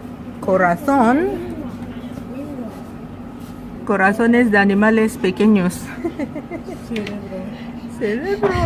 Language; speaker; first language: Spanish; non-native, fluent; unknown